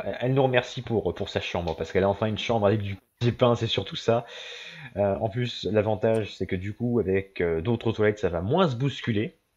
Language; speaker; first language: French; native; French